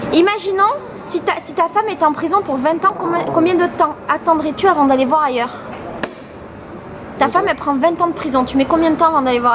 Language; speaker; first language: French; native; French